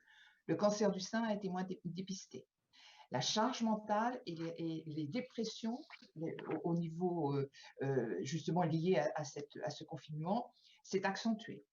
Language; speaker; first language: French; native; French